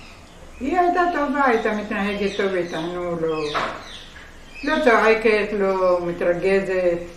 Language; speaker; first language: Hebrew; non-native, fluent; Arabic